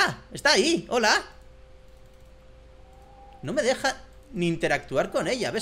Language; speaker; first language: Spanish; native; Spanish